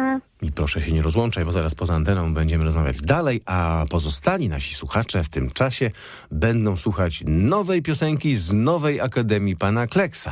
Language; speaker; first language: Polish; native; Polish